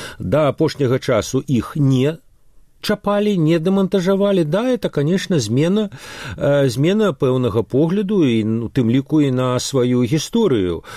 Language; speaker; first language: Belarusian; non-native, local second language; Russian